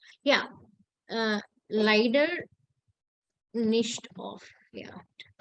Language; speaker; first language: German; non-native, fluent; Hindi